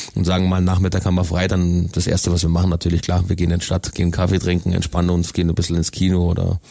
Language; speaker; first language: German; native; German